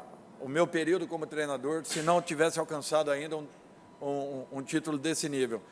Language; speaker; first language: Portuguese; native; Portuguese